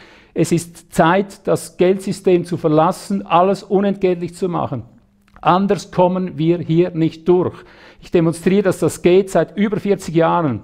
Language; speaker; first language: German; native; German